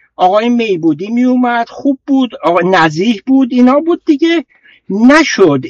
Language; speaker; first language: Persian; non-native, local second language; Azerbaijani